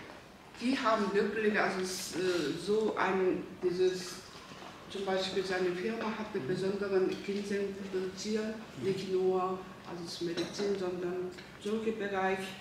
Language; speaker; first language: German; non-native, learner; Korean